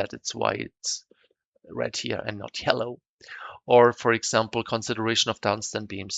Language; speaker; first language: English; non-native, fluent; German